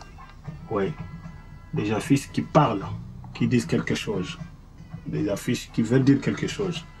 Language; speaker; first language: French; non-native, local second language; Soninke